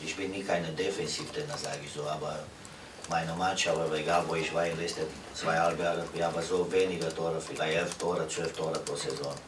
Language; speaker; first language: German; non-native, fluent; Romanian